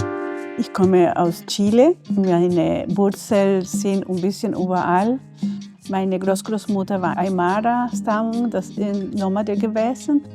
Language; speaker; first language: German; non-native, learner; Spanish